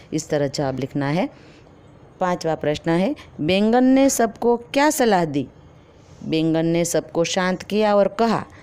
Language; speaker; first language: Hindi; non-native, local second language; Gujarati